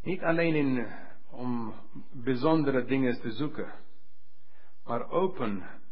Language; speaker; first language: Dutch; non-native, fluent; English